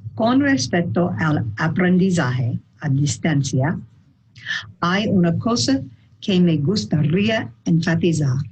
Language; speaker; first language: Spanish; non-native, learner; English